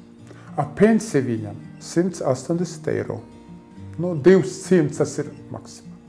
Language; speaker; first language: Latvian; non-native, local second language; Russian